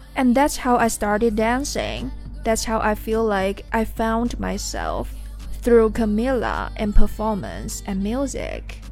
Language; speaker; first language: English; non-native, fluent; Chinese